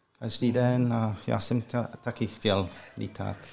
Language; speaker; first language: Czech; non-native, learner; English